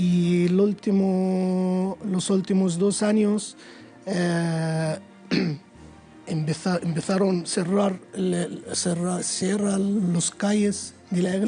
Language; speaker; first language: Spanish; non-native, learner; Arabic